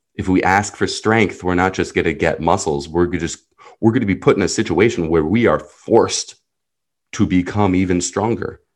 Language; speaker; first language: English; early bilingual, other home language; Hebrew